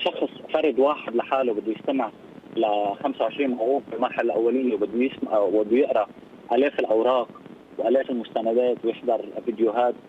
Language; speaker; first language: Arabic; native; Arabic